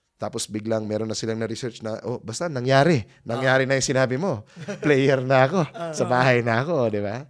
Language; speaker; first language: Filipino; non-native, local second language; Cebuano